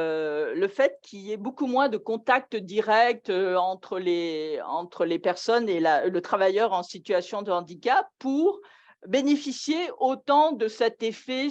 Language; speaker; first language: French; native; French